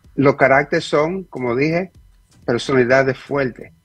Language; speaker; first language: Spanish; early bilingual, heritage; Spanish